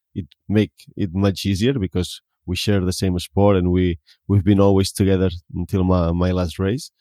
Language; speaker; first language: English; non-native, fluent; Spanish